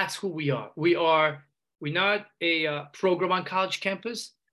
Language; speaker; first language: English; non-native, fluent; Uzbek